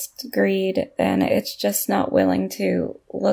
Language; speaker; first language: English; native; English